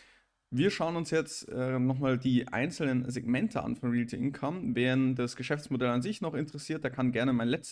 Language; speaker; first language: German; native; German